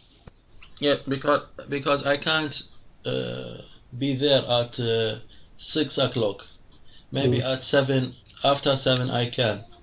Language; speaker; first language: English; non-native, fluent; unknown